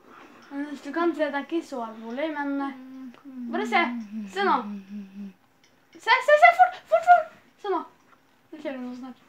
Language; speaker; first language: Norwegian; native; Norwegian